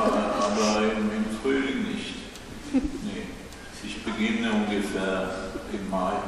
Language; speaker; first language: German; non-native, learner; Swedish